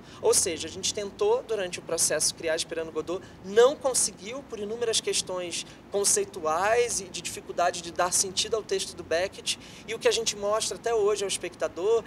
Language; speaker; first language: Portuguese; native; Portuguese